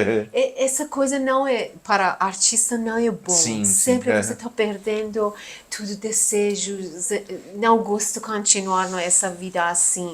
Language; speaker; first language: Portuguese; non-native, learner; Persian